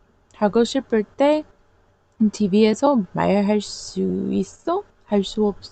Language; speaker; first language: Korean; non-native, learner; English